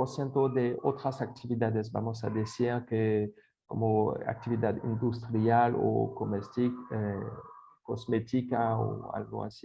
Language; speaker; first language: Spanish; non-native, fluent; French